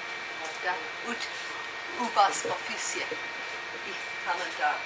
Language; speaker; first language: Russian; non-native, learner; English